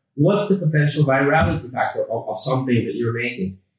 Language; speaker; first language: English; native; English